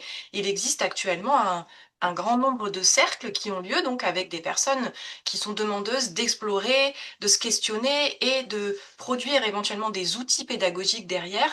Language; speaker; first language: French; native; French